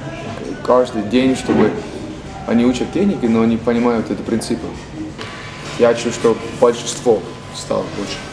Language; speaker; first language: Russian; non-native, learner; Estonian